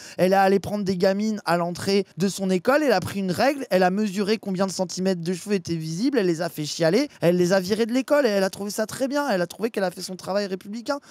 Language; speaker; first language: French; native; French